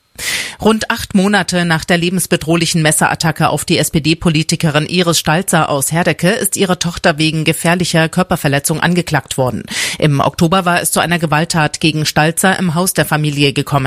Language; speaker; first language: German; native; German